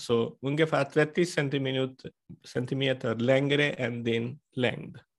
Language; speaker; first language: Swedish; non-native, fluent; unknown